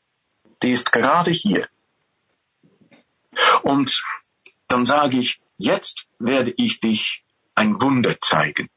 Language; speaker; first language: German; non-native, fluent; Dutch